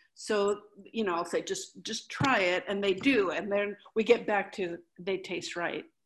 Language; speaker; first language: English; early bilingual, other home language; Spanish